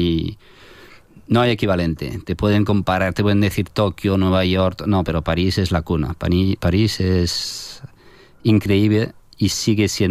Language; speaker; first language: Spanish; non-native, fluent; French